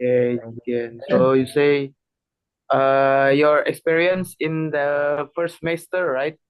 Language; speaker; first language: English; non-native, learner; Indonesian